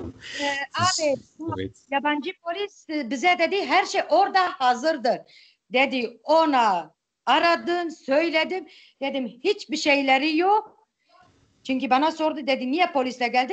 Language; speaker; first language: Turkish; non-native, local second language; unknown